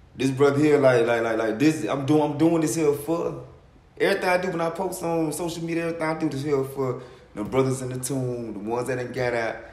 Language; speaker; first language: English; native; English